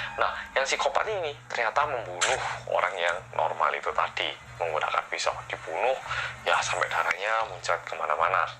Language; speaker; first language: Indonesian; non-native, fluent; Korean